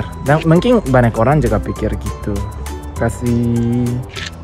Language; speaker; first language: Indonesian; non-native, learner; Japanese